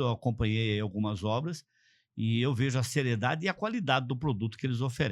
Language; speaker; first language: Portuguese; native; Portuguese